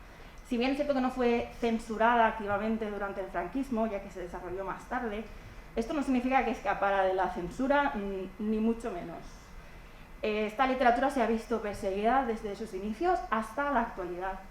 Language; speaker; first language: Spanish; native; Spanish